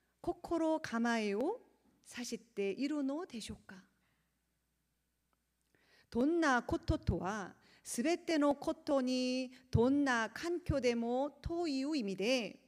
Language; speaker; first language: Japanese; non-native, learner; Korean